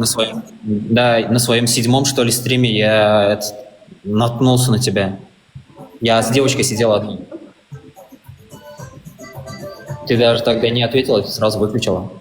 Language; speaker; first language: Russian; non-native, local second language; Turkmen